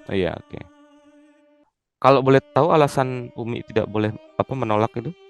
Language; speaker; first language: Indonesian; native; Indonesian